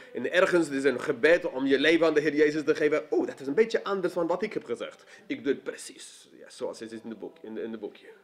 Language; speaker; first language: Dutch; non-native, fluent; English